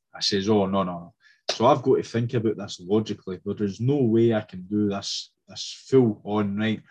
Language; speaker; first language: English; native; English